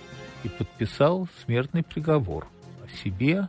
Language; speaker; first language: Polish; non-native, learner; Russian